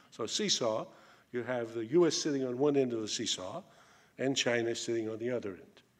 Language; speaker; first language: English; native; English